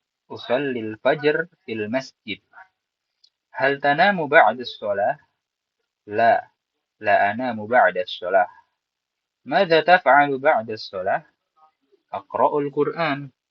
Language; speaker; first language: Arabic; non-native, fluent; Indonesian